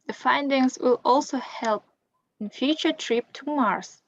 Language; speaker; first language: English; non-native, fluent; Kazakh